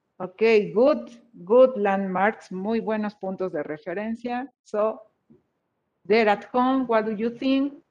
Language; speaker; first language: English; non-native, fluent; Spanish